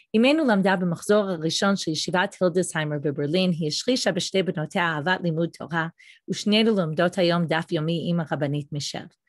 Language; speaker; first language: Hebrew; non-native, fluent; English